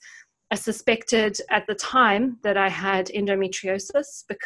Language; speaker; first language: English; native; English